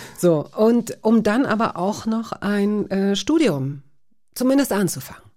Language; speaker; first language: German; native; German